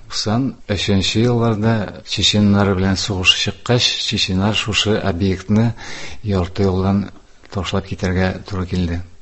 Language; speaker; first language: Tatar; non-native, local second language; Udmurt